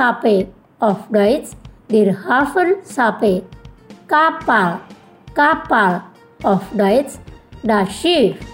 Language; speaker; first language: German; non-native, fluent; Indonesian